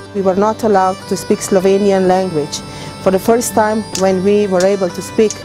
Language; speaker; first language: English; non-native, fluent; Slovenian